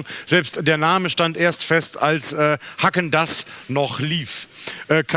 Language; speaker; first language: German; native; German